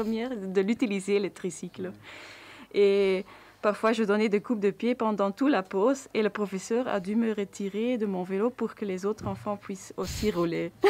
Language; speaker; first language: French; non-native, local second language; Dutch